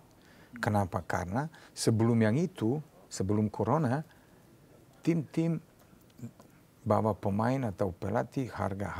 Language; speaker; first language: Indonesian; non-native, fluent; Serbian